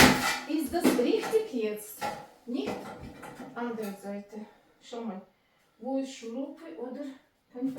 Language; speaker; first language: German; non-native, learner; Russian